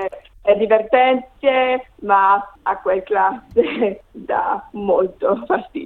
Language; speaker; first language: Italian; non-native, learner; English